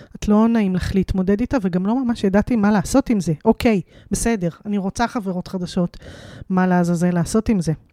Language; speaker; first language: Hebrew; native; Hebrew